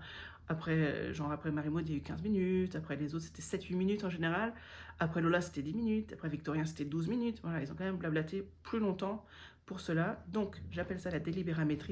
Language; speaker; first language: French; native; French